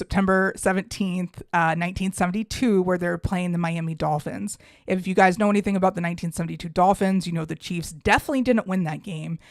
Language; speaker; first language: English; native; English